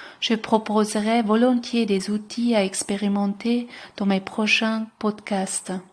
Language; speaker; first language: French; non-native, local second language; Swiss German